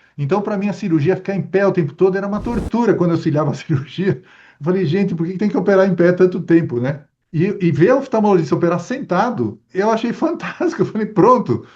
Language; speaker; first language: Portuguese; early bilingual, other home language; Spanish